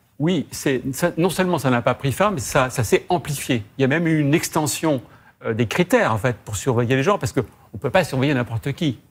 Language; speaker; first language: French; native; French